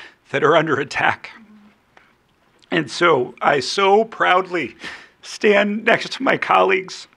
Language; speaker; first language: English; early bilingual, other home language; Spanish